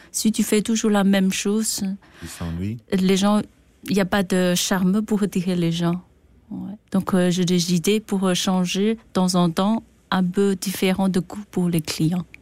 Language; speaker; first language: French; non-native, learner; Chinese